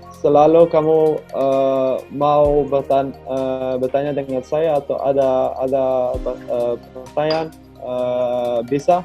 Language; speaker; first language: Indonesian; non-native, learner; Dutch